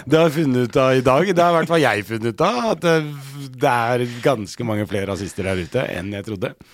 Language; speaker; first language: Norwegian; early bilingual, other home language; Arabic